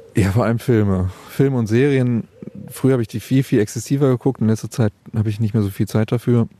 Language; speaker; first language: German; native; German